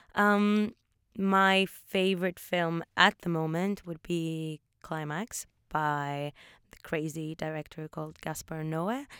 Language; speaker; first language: English; early bilingual, other home language; Polish